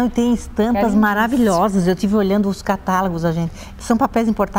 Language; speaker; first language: Portuguese; native; Portuguese